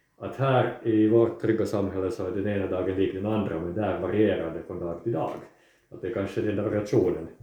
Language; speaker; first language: Swedish; native; Swedish